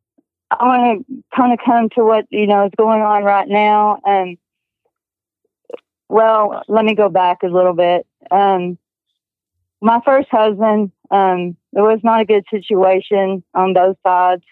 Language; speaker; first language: English; native; English